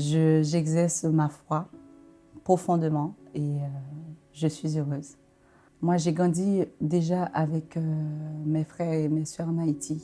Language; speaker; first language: French; non-native, local second language; Haitian Creole